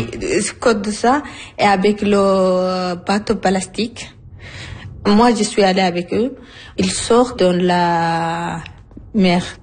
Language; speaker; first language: French; non-native, learner; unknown